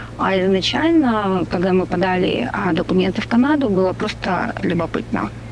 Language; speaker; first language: Russian; native; Russian